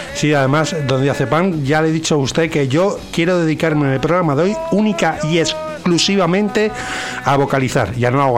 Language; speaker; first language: Spanish; native; Spanish